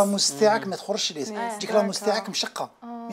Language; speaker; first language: Arabic; native; Arabic